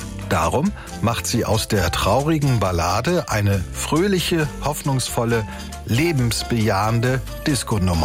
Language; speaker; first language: German; native; German